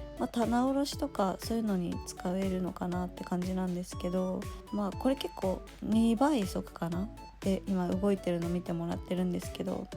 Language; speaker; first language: Japanese; native; Japanese